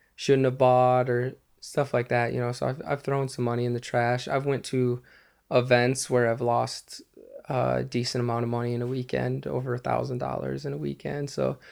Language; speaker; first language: English; native; English